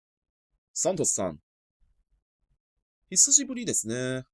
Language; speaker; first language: Japanese; non-native, fluent; Cantonese